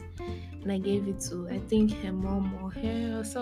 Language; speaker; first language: English; non-native, local second language; Akan